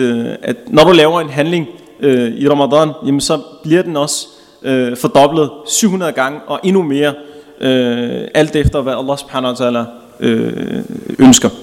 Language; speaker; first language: Danish; early bilingual, other home language; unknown